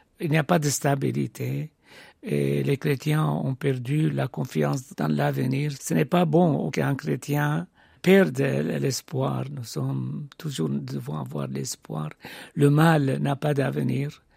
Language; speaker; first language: French; non-native, fluent; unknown